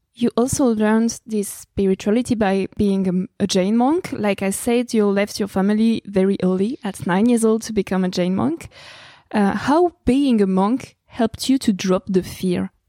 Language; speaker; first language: English; non-native, fluent; French